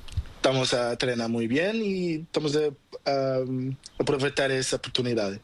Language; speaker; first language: Spanish; non-native, learner; Portuguese